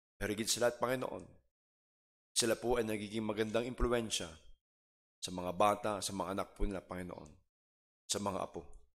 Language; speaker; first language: Filipino; non-native, local second language; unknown